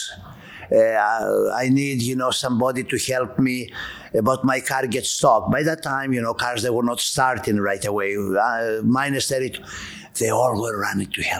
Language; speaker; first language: English; non-native, fluent; Greek